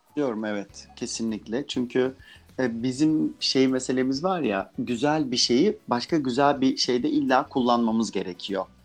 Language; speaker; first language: Turkish; native; Turkish